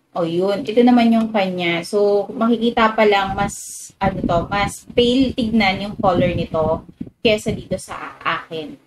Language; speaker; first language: Filipino; native; Filipino